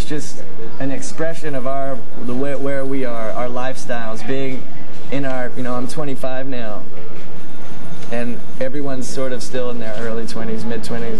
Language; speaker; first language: English; native; English